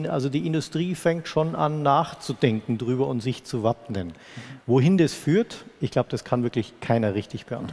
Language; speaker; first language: German; native; German